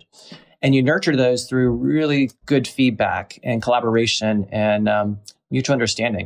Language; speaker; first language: English; native; English